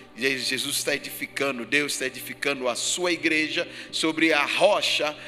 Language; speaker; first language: Portuguese; non-native, fluent; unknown